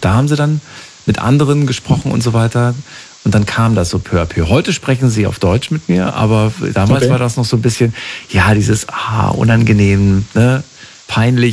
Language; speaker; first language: German; native; German